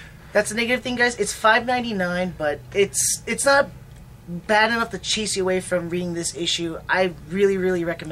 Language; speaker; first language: English; native; English